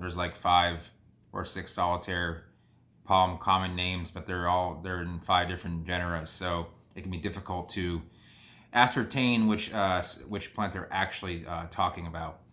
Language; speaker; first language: English; native; English